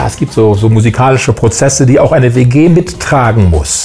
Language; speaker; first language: German; native; German